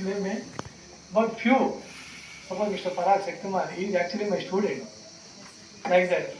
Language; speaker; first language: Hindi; non-native, local second language; Telugu